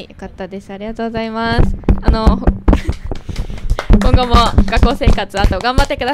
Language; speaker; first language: Japanese; native; Japanese